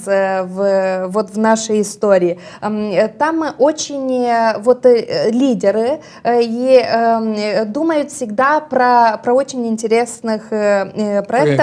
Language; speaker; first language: Russian; non-native, local second language; Romanian